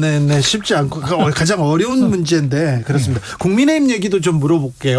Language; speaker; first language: Korean; native; Korean